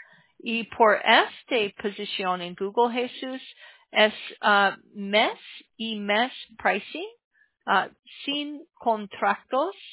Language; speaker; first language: Spanish; non-native, learner; English